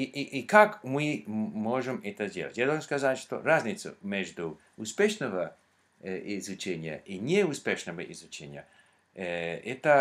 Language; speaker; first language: Russian; non-native, learner; English